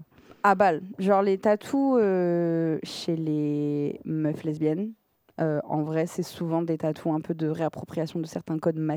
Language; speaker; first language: French; native; French